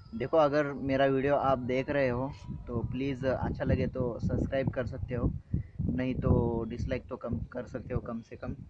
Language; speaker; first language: Hindi; non-native, local second language; Marathi